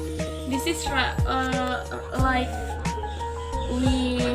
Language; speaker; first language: English; non-native, learner; Indonesian